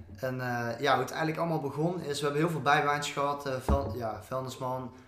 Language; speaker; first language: Dutch; native; Dutch